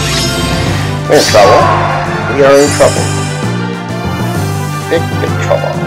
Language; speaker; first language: English; native; English